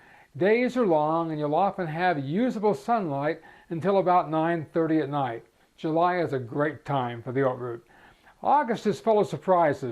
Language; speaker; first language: English; native; English